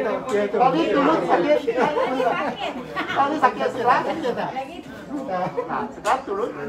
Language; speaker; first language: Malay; non-native, local second language; Cantonese